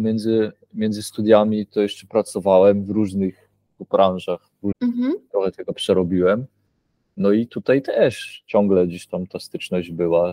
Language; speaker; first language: Polish; early bilingual, heritage; Polish